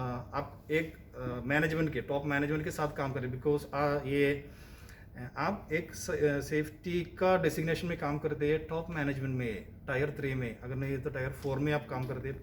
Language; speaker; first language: Hindi; non-native, local second language; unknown